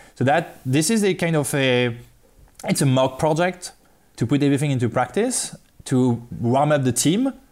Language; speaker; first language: English; non-native, fluent; French